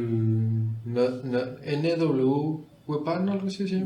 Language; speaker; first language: Spanish; native; Spanish